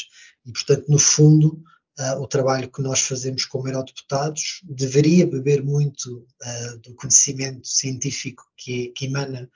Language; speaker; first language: Portuguese; native; Portuguese